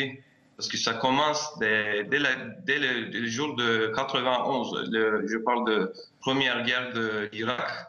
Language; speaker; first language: French; non-native, fluent; Turkish